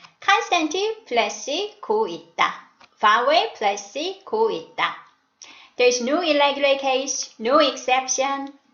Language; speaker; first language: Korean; native; Korean